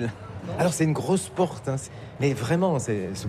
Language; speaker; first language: French; native; French